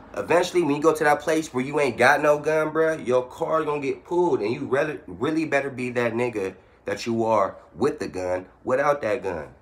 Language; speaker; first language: English; native; English